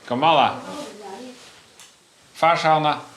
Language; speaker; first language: Chinese; non-native, fluent; Dutch